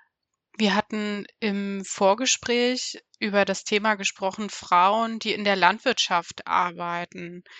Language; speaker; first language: German; native; German